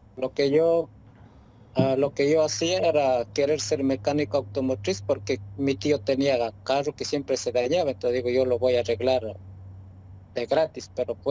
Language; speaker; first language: Spanish; native; Spanish